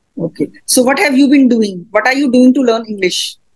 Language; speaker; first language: English; non-native, local second language; Hindi